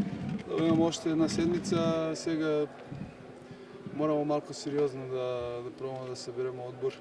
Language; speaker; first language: Bulgarian; non-native, learner; Serbian